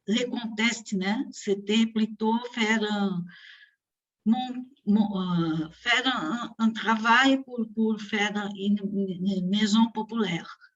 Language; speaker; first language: French; non-native, fluent; Portuguese